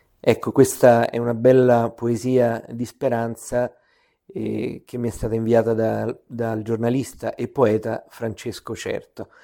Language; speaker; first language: Italian; native; Italian